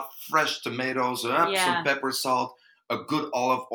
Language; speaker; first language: English; non-native, fluent; Dutch